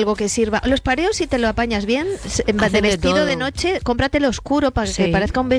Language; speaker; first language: Spanish; native; Spanish